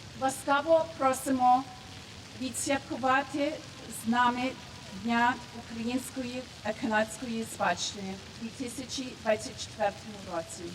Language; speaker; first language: Ukrainian; early bilingual, heritage; English